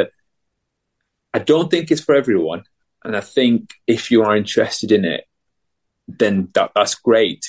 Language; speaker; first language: English; native; English